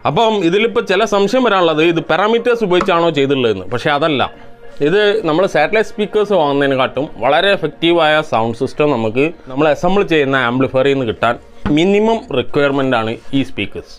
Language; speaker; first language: Malayalam; native; Malayalam